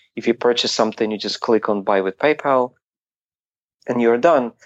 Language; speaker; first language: English; non-native, fluent; Ukrainian